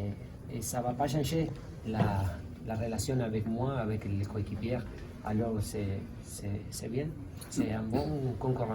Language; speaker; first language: French; non-native, learner; Spanish